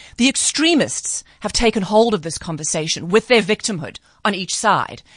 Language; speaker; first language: English; native; English